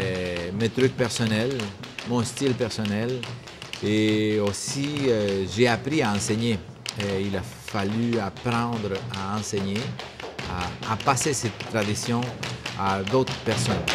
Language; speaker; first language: French; non-native, fluent; Spanish